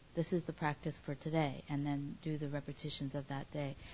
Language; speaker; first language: English; early bilingual, other home language; Japanese